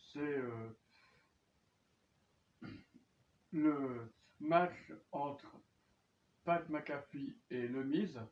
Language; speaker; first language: French; native; French